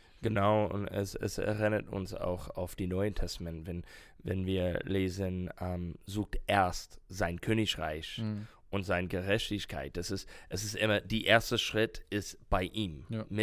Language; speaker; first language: German; non-native, learner; English